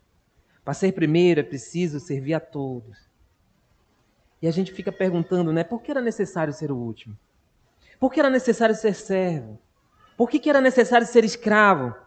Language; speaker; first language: Portuguese; native; Portuguese